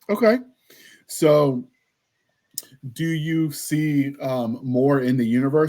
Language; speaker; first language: English; native; English